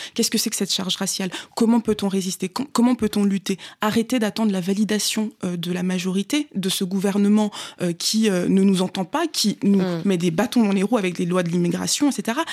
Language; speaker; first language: French; early bilingual, other home language; Lingala